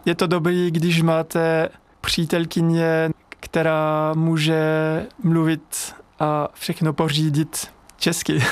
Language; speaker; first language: Czech; non-native, learner; French